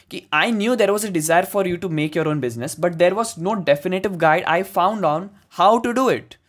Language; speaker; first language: English; non-native, local second language; Hindi